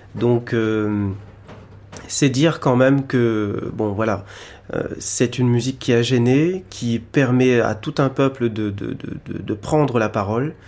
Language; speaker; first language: French; native; French